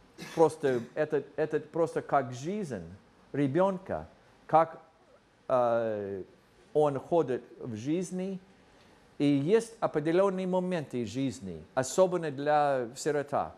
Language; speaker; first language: Russian; non-native, fluent; English